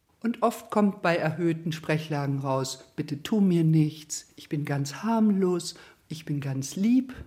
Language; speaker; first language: German; native; German